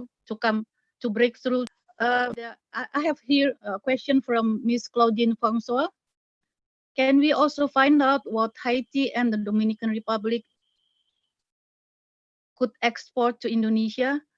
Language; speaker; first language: English; non-native, fluent; Indonesian